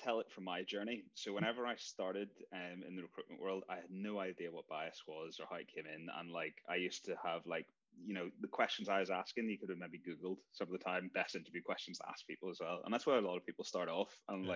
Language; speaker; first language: English; native; English